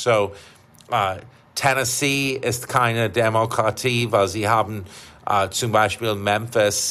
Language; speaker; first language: German; non-native, fluent; English